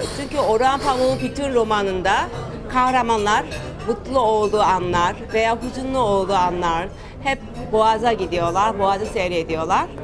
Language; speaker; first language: Turkish; non-native, fluent; Korean